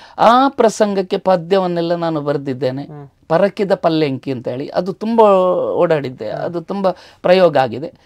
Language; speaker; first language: Kannada; non-native, local second language; Tulu